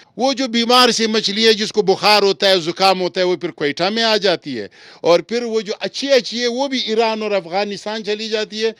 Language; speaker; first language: Urdu; non-native, local second language; Pashto